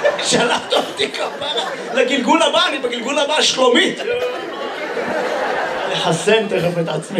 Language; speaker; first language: Hebrew; native; Hebrew